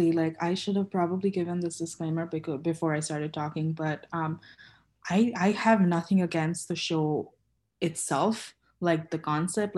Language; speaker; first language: English; non-native, local second language; Bangla